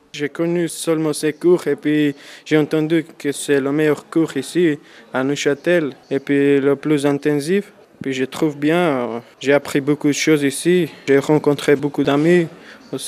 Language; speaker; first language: French; non-native, learner; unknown